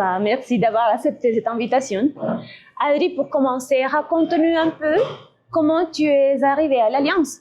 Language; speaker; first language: French; non-native, fluent; Spanish